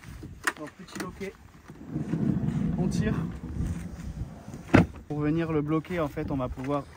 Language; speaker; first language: French; native; French